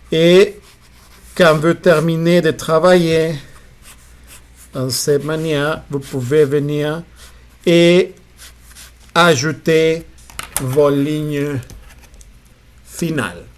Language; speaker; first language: French; non-native, fluent; Spanish